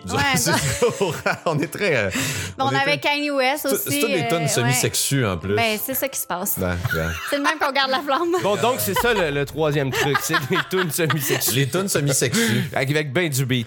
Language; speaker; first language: French; native; French